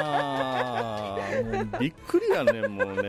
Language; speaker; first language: Japanese; native; Japanese